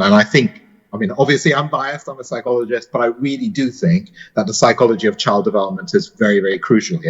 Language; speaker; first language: English; native; English